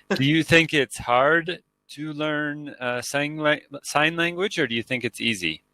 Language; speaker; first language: English; native; English